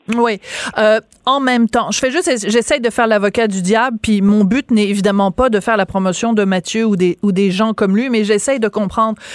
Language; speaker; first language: French; native; French